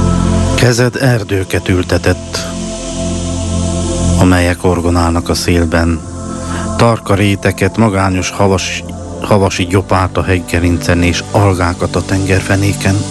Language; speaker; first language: Hungarian; native; Hungarian